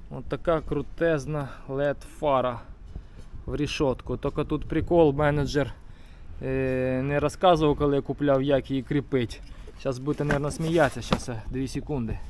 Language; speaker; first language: Ukrainian; native; Ukrainian